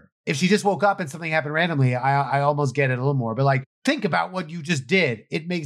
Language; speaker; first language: English; native; English